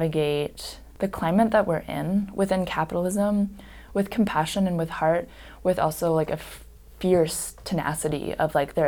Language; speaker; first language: English; native; English